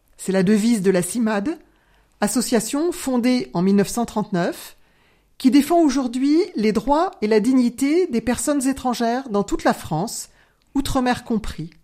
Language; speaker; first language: French; native; French